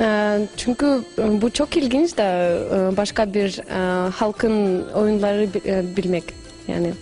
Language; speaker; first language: Turkish; non-native, learner; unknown